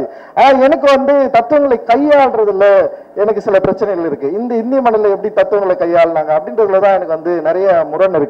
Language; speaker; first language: Tamil; native; Tamil